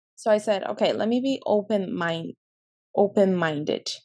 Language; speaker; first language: English; early bilingual, other home language; Spanish